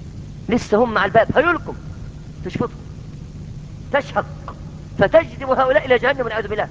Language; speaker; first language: Arabic; native; Arabic